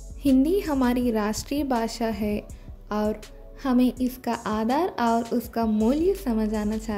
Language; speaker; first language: Hindi; non-native, local second language; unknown